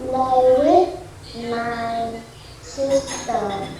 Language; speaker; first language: English; non-native, learner; Vietnamese